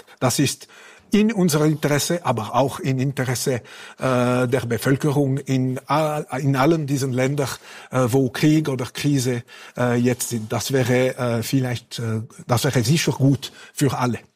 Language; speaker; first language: German; non-native, local second language; French